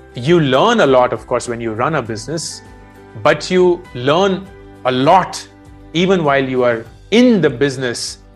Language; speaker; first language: English; non-native, local second language; Hindi